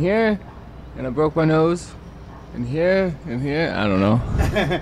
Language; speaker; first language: English; native; English